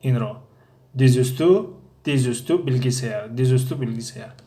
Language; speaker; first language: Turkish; non-native, fluent; Tajik